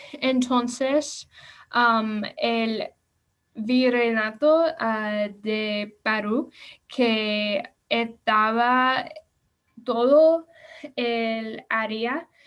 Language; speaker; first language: Spanish; non-native, learner; English